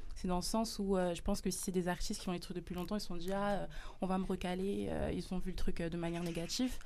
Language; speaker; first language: French; early bilingual, other home language; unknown